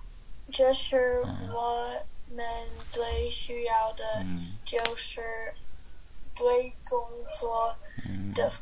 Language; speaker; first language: Chinese; non-native, learner; English